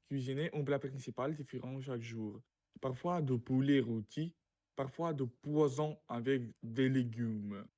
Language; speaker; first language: French; non-native, learner; Russian